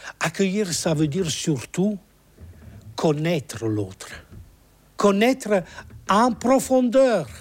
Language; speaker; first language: French; non-native, fluent; Italian